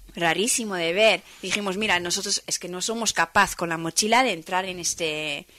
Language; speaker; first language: Spanish; non-native, fluent; Dutch